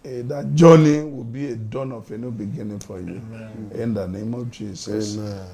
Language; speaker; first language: English; non-native, local second language; Yoruba